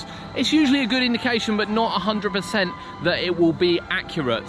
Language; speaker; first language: English; native; English